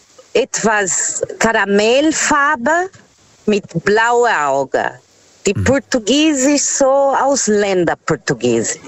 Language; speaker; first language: German; non-native, fluent; Portuguese